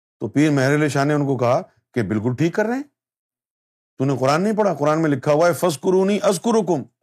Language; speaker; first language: Urdu; native; Urdu